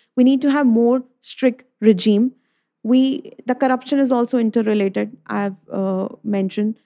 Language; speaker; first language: English; non-native, local second language; Hindi